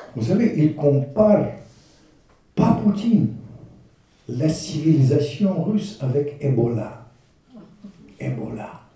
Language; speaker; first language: French; non-native, fluent; Russian